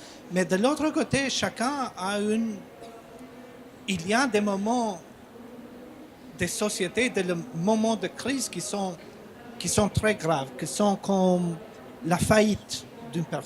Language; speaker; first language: French; non-native, fluent; Albanian